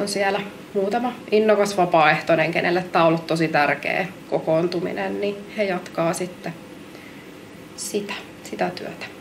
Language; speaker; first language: Finnish; native; Finnish